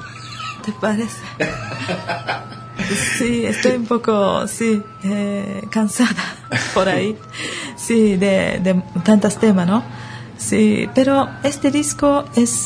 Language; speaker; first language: Spanish; non-native, learner; Japanese